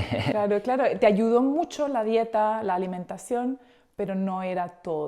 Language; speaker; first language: Spanish; native; Spanish